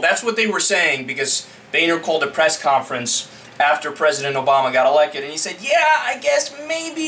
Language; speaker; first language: English; native; English